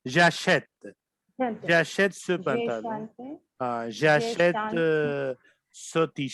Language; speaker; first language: French; non-native, fluent; Urdu